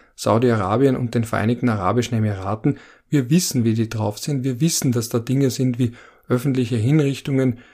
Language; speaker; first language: German; native; German